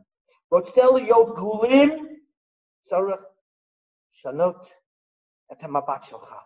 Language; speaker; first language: Hebrew; non-native, fluent; English